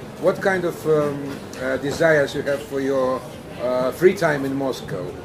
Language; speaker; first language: English; non-native, fluent; Russian